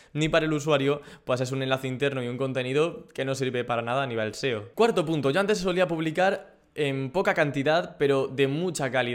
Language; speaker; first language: Spanish; native; Spanish